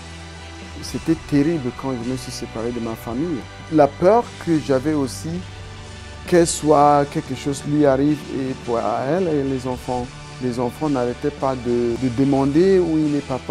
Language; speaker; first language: French; non-native, fluent; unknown